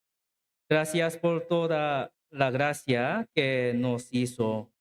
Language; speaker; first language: Spanish; non-native, learner; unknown